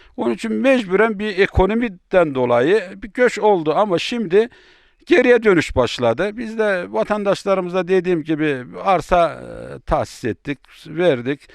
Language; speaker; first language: Turkish; native; Turkish